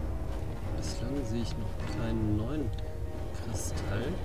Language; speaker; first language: German; native; German